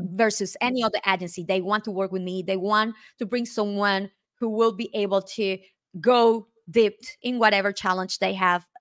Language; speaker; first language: English; non-native, fluent; Spanish